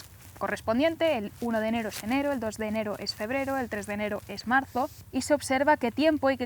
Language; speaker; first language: Spanish; native; Spanish